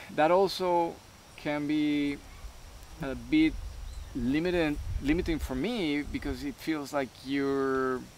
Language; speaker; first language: English; non-native, fluent; Spanish